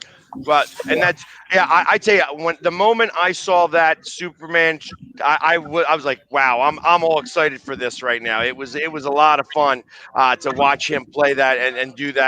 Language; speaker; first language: English; native; English